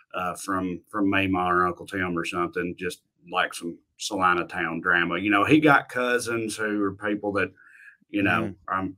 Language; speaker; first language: English; native; English